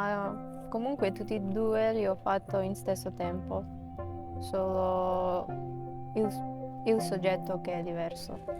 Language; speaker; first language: Italian; non-native, fluent; Macedonian